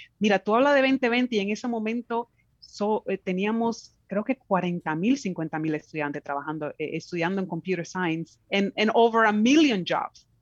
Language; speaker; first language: Spanish; native; Spanish